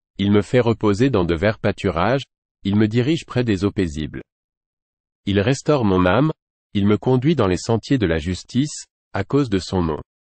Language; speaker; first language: French; non-native, local second language; Haitian Creole